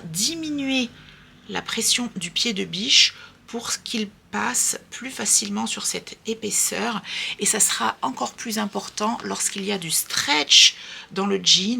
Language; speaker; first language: French; native; French